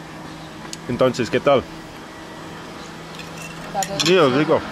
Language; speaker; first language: Spanish; non-native, learner; English